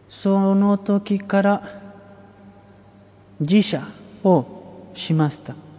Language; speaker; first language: Japanese; non-native, fluent; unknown